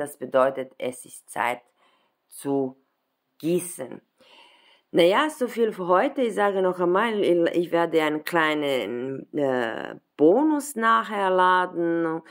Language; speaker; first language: German; non-native, fluent; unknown